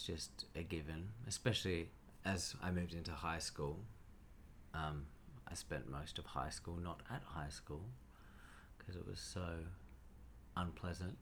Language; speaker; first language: English; native; English